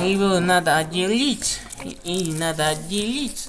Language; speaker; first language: Russian; non-native, learner; Italian